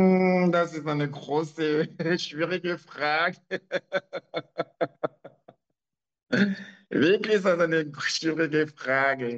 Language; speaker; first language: German; non-native, learner; French